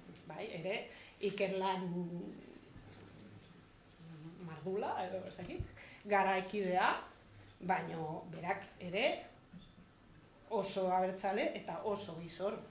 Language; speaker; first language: Basque; non-native, fluent; Catalan